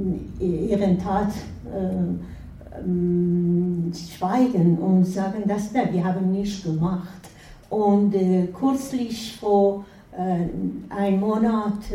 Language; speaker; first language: German; non-native, fluent; Persian